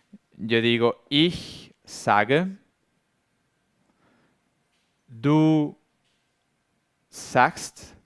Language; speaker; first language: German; non-native, fluent; Spanish